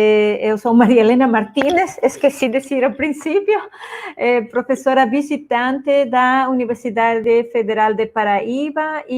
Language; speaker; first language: Portuguese; non-native, fluent; Spanish